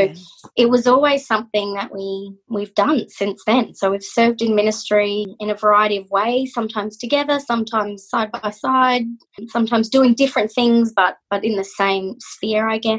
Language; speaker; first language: English; native; English